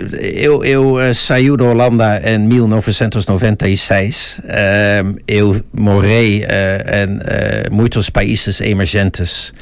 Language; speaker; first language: Portuguese; non-native, fluent; Dutch